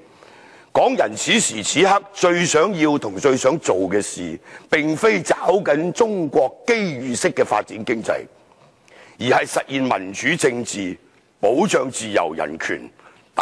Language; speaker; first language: Chinese; non-native, local second language; Cantonese